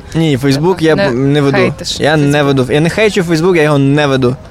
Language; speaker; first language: Ukrainian; native; Ukrainian